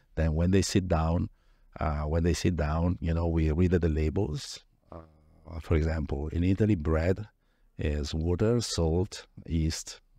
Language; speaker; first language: English; non-native, fluent; Italian